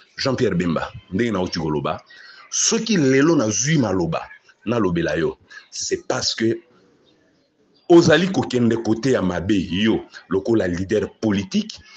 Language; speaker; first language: Lingala; native; Lingala